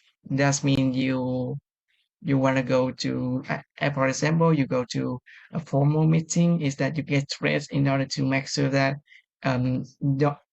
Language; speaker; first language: English; non-native, fluent; Vietnamese